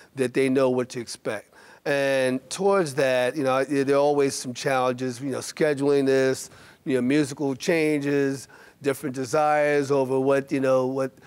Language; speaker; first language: English; native; English